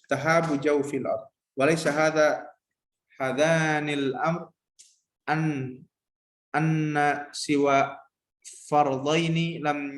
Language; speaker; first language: Arabic; non-native, learner; Indonesian